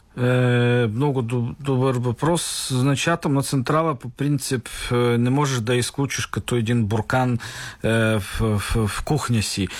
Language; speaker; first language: Bulgarian; non-native, fluent; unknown